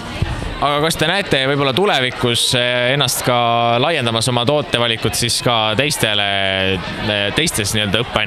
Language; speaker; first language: Estonian; native; Estonian